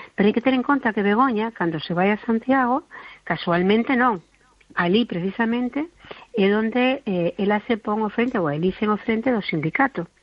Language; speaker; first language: Galician; non-native, local second language; Spanish